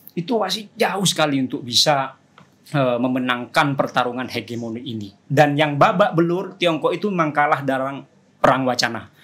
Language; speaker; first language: Indonesian; non-native, local second language; Madurese